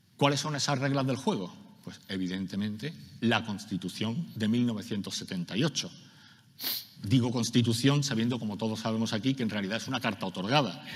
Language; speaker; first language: Spanish; native; Spanish